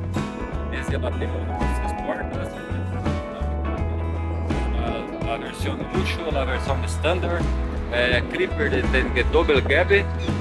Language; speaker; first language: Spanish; non-native, learner; Portuguese